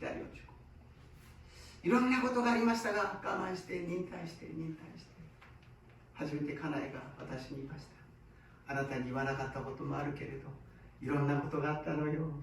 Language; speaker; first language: Japanese; non-native, fluent; Korean